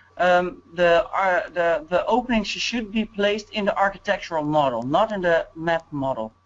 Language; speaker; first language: English; non-native, fluent; Dutch